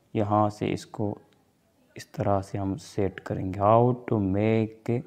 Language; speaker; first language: Urdu; non-native, local second language; Sindhi